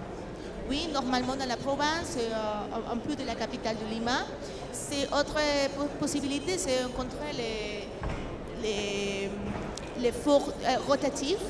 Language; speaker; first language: French; non-native, learner; Spanish